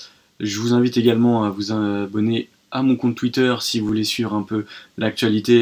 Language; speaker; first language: French; native; French